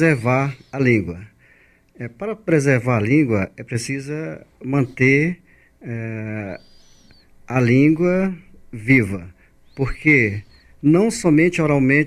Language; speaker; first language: Portuguese; non-native, local second language; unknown